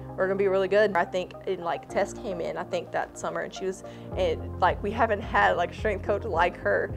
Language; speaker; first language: English; native; English